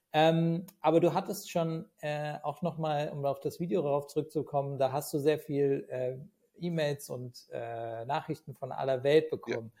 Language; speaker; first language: German; native; German